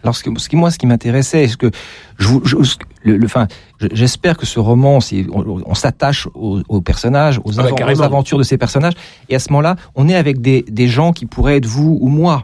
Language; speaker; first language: French; native; French